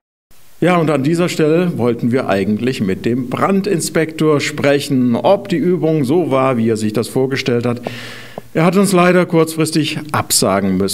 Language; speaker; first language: German; native; German